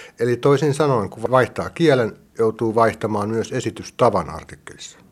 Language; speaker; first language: Finnish; native; Finnish